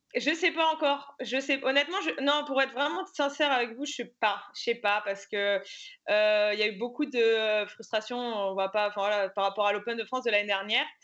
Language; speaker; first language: French; native; French